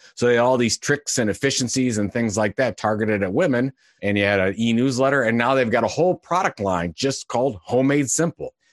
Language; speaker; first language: English; native; English